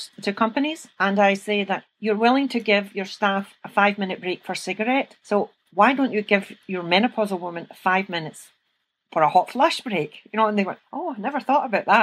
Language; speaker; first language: English; native; English